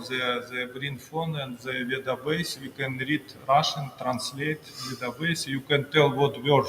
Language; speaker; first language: English; non-native, learner; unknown